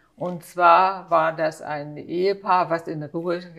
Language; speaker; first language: German; native; German